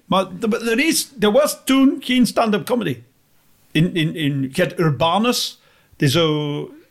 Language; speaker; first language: English; native; English